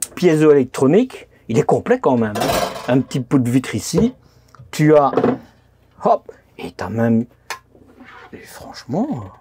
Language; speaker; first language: French; native; French